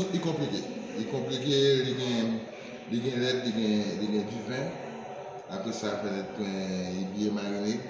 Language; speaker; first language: French; non-native, learner; Haitian Creole